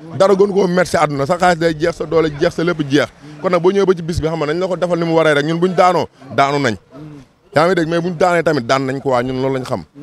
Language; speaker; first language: Wolof; native; Wolof